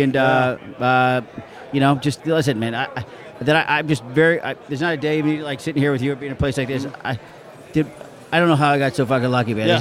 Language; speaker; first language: English; native; English